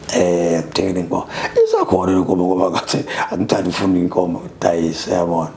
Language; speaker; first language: Zulu; native; Zulu